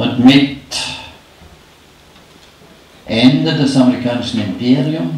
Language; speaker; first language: German; non-native, fluent; Norwegian